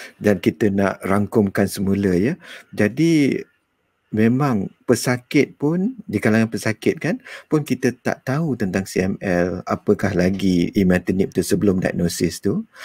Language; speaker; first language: Malay; native; Malay